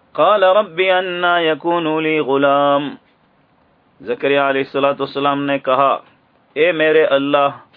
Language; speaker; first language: Urdu; native; Urdu